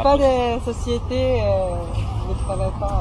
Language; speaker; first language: French; non-native, fluent; Japanese